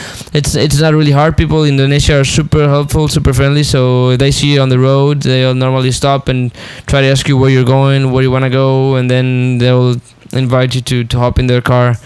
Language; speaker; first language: English; non-native, fluent; Spanish